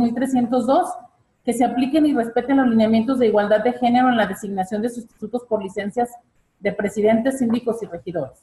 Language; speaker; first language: Spanish; native; Spanish